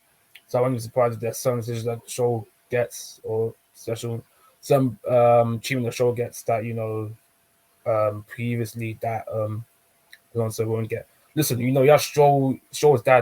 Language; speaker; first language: English; native; English